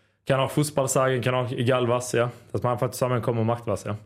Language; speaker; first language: German; non-native, learner; Swedish